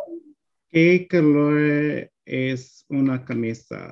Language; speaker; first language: Spanish; non-native, learner; English